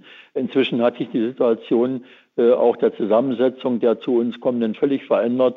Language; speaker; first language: German; native; German